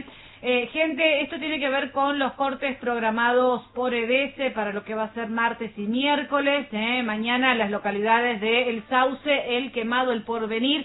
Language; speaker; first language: Spanish; native; Spanish